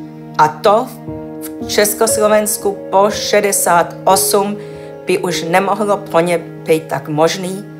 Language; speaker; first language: Czech; early bilingual, other home language; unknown